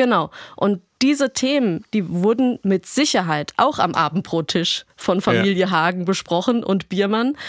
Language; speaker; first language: German; native; German